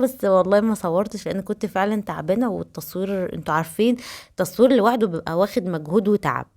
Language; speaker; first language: Arabic; native; Arabic